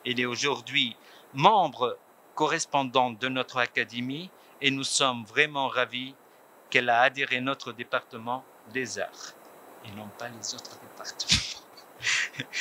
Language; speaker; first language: French; non-native, local second language; Arabic